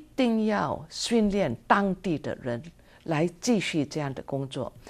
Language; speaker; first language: Chinese; non-native, local second language; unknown